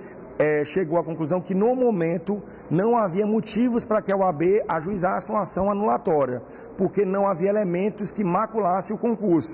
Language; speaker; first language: Portuguese; native; Portuguese